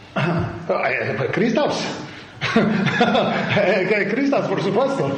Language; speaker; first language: Spanish; non-native, learner; English